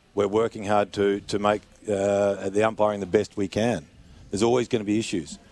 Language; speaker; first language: English; native; English